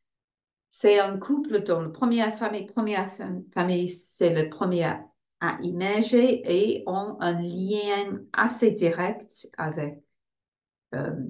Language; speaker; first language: French; non-native, fluent; English